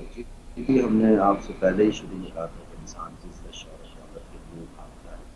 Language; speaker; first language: Urdu; native; Urdu